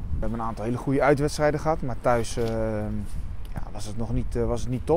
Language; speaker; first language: Dutch; native; Dutch